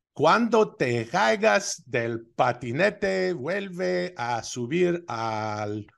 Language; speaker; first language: Spanish; non-native, learner; English